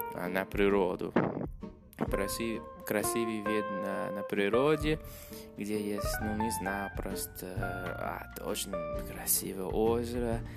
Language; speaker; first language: Russian; non-native, fluent; English